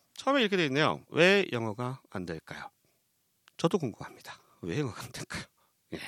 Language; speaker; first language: Korean; native; Korean